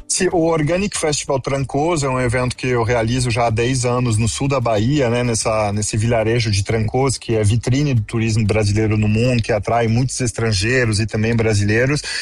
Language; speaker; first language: Portuguese; non-native, fluent; French